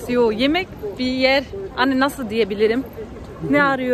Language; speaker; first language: Turkish; non-native, learner; German